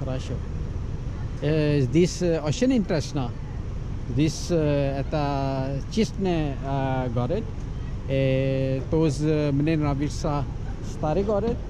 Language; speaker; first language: Russian; non-native, learner; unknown